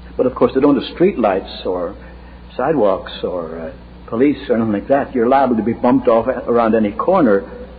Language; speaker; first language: English; native; English